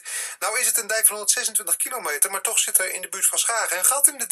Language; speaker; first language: Dutch; native; Dutch